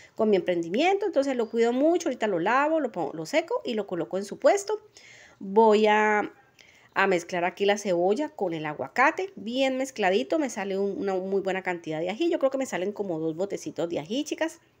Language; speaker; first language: Spanish; native; Spanish